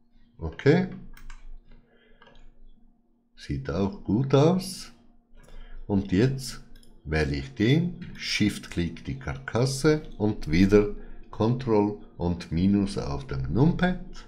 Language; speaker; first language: German; non-native, fluent; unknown